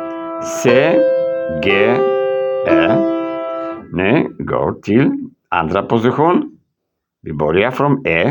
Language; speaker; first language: Swedish; non-native, learner; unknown